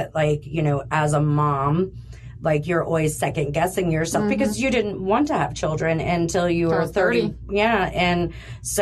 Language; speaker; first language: English; native; English